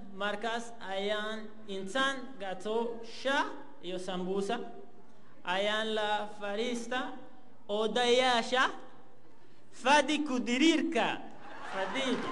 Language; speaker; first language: Somali; non-native, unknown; Spanish